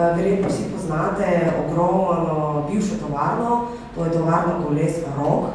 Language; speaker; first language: Slovenian; non-native, fluent; Russian